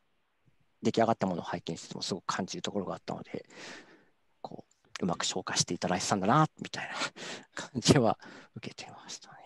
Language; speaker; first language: Japanese; native; Japanese